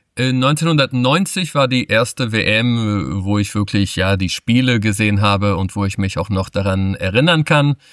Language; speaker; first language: German; early bilingual, other home language; Portuguese